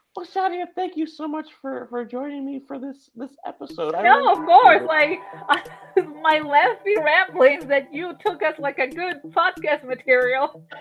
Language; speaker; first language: English; non-native, fluent; Spanish